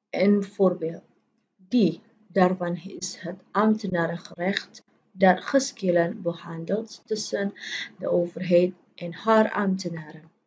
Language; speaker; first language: Dutch; non-native, fluent; Indonesian